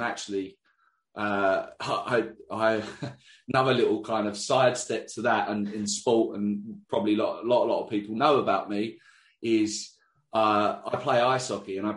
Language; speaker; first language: English; native; English